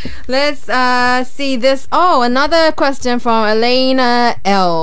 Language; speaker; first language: English; early bilingual, other home language; Korean